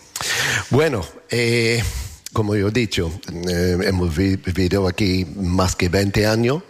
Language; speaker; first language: Spanish; non-native, learner; English